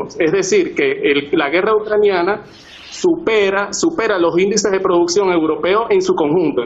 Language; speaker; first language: Spanish; native; Spanish